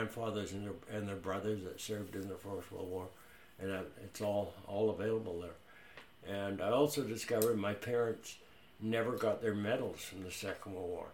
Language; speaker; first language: English; native; English